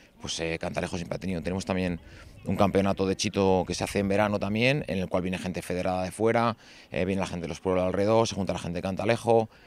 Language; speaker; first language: Spanish; native; Spanish